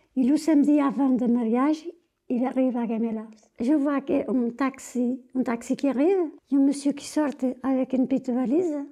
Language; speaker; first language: French; non-native, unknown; Portuguese